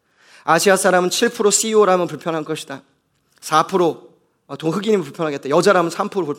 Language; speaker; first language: Korean; native; Korean